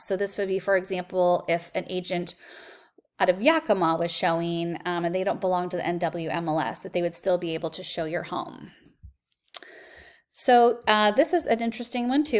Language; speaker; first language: English; native; English